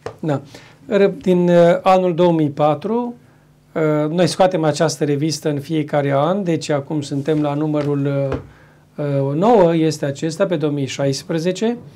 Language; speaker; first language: Romanian; native; Romanian